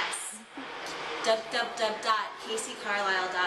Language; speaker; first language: English; native; English